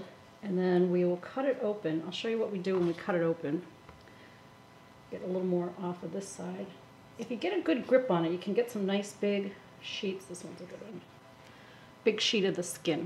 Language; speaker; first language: English; native; English